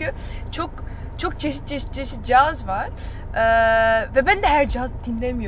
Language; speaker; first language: Turkish; early bilingual, heritage; Turkish